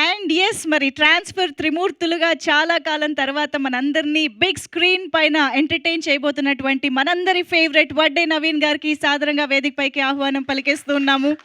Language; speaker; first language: Telugu; native; Telugu